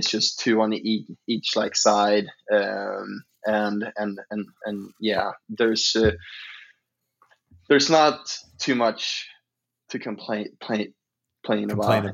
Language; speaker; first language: English; non-native, fluent; Swedish